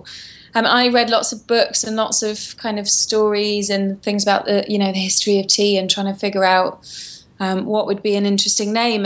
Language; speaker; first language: English; native; English